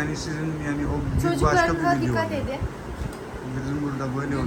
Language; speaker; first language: Turkish; non-native, learner; Urdu